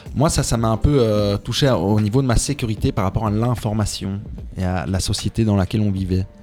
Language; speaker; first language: French; native; French